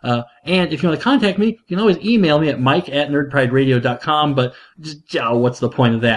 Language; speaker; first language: English; native; English